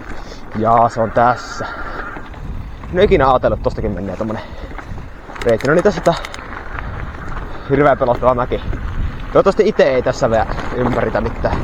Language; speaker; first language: Finnish; native; Finnish